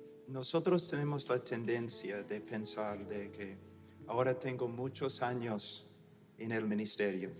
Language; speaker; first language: Spanish; non-native, fluent; English